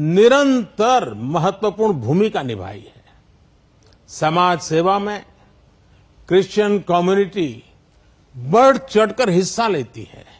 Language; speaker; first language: Hindi; non-native, local second language; Gujarati